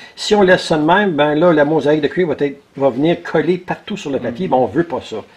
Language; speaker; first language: French; native; French